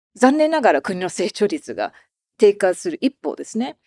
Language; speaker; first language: Japanese; non-native, fluent; English